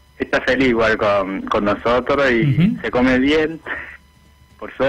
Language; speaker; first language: Spanish; non-native, fluent; Japanese